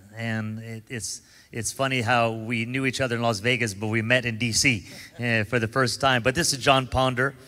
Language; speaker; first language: English; native; English